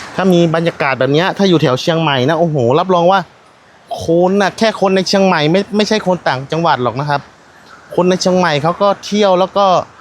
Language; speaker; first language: Thai; non-native, local second language; Northeastern Thai